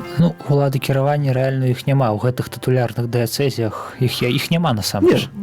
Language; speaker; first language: Belarusian; native; Belarusian